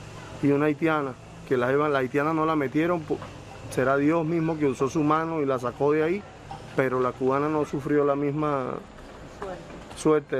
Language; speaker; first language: Spanish; native; Spanish